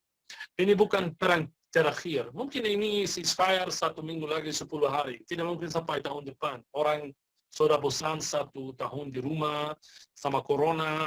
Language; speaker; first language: Indonesian; non-native, fluent; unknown